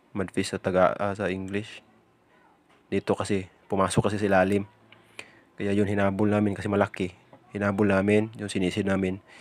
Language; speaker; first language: Filipino; non-native, local second language; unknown